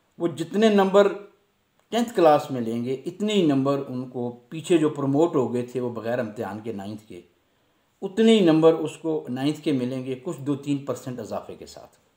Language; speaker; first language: Urdu; non-native, local second language; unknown